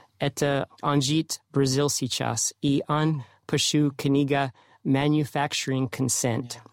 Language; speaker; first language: Russian; non-native, learner; English